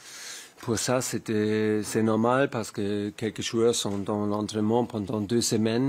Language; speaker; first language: French; non-native, learner; German